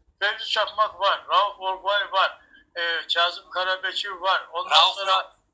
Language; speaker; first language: Turkish; native; Turkish